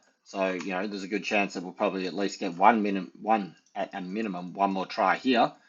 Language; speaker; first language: English; native; English